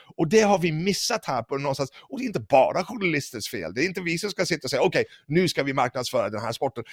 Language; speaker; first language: Swedish; non-native, fluent; English